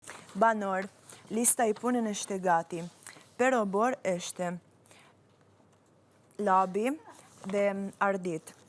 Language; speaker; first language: Albanian; non-native, learner; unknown